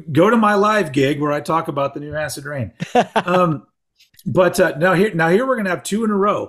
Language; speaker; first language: English; native; English